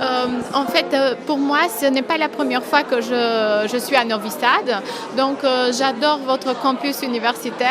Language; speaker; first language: French; non-native, fluent; Albanian